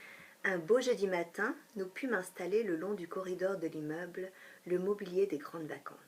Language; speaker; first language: French; native; French